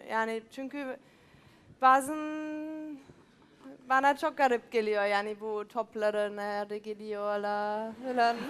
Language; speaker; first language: Turkish; early bilingual, heritage; German